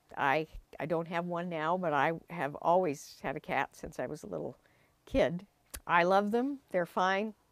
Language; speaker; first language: English; native; English